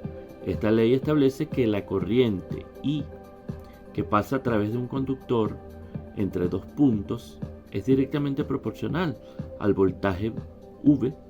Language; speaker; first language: Spanish; native; Spanish